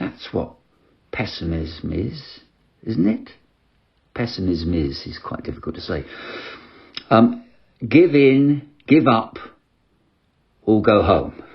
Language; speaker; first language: English; native; English